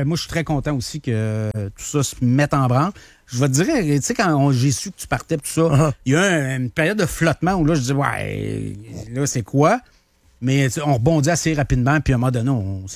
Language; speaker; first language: French; native; French